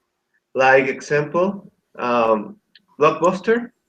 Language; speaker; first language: English; non-native, learner; Spanish